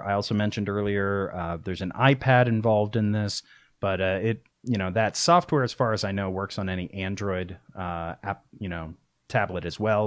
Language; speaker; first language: English; native; English